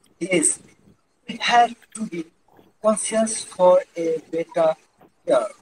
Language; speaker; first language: English; non-native, learner; Bangla